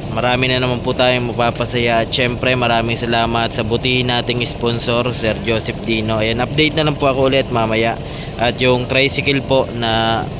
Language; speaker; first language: Filipino; non-native, local second language; Bikol